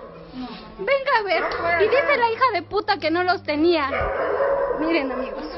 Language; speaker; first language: Spanish; native; Spanish